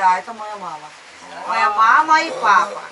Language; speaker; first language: Russian; non-native, fluent; Georgian